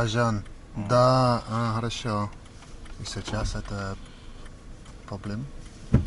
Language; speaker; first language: Russian; non-native, learner; English